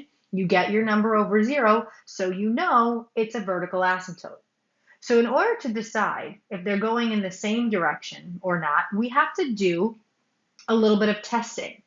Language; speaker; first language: English; native; English